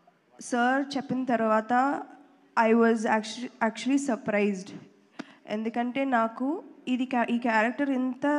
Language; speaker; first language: Telugu; non-native, fluent; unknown